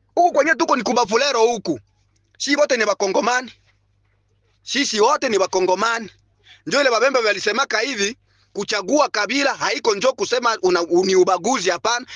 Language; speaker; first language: Swahili; non-native, local second language; Bembe